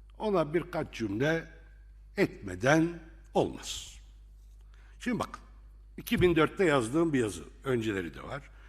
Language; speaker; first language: Turkish; non-native, local second language; Arabic